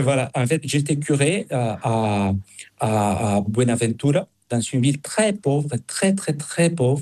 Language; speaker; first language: French; non-native, fluent; Spanish